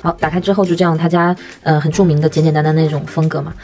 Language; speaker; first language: Chinese; native; Chinese